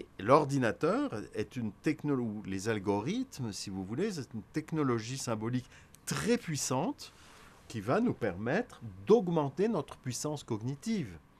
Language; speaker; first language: French; native; French